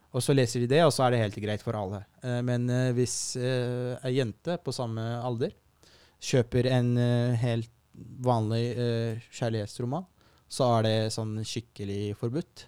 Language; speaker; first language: Norwegian; non-native, fluent; Arabic